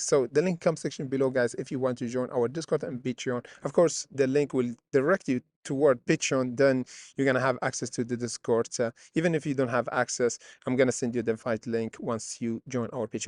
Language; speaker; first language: English; non-native, fluent; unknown